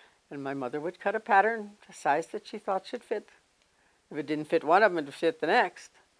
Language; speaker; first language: English; native; English